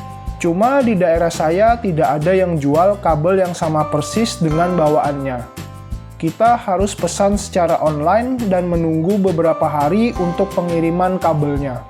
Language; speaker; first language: Indonesian; native; Indonesian